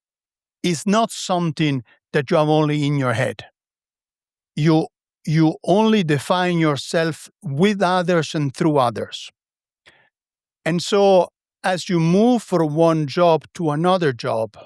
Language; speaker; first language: English; non-native, fluent; Italian